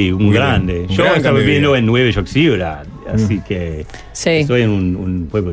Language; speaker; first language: Spanish; non-native, learner; English